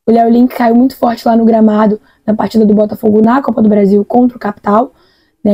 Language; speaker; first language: Portuguese; native; Portuguese